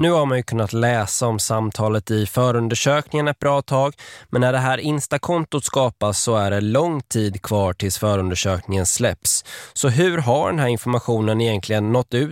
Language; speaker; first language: Swedish; native; Swedish